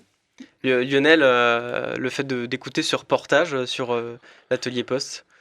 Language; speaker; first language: French; native; French